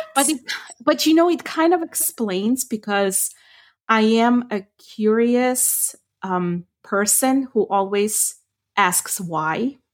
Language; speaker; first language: English; non-native, fluent; Ukrainian